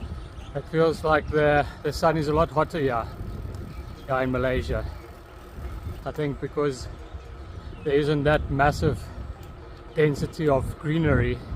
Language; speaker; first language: English; native; English